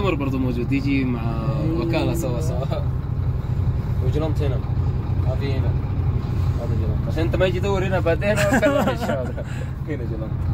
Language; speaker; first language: Arabic; non-native, learner; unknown